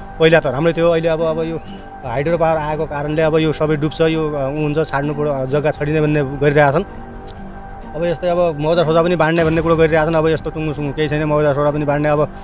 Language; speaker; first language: Nepali; native; Nepali